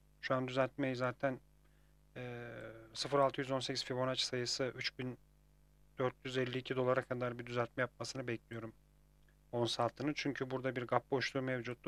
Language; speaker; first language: Turkish; native; Turkish